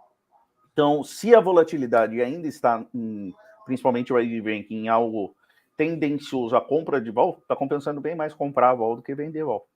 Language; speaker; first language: Portuguese; native; Portuguese